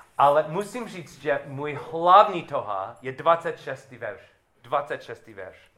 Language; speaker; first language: Czech; non-native, learner; English